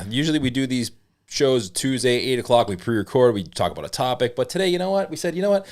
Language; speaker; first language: English; native; English